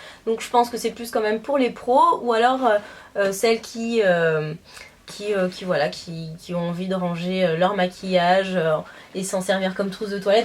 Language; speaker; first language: French; native; French